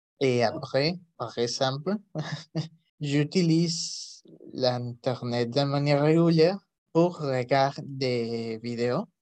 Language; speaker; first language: French; non-native, learner; Spanish